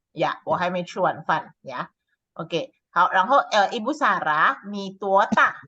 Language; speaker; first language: Chinese; non-native, fluent; Indonesian